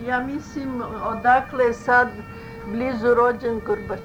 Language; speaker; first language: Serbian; early bilingual, other home language; Russian